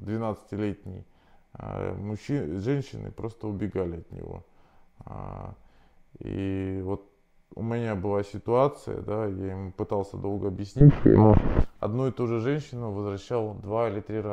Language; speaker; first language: Russian; native; Russian